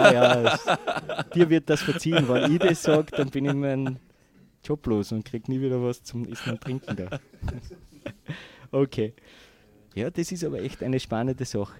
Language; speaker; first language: German; native; German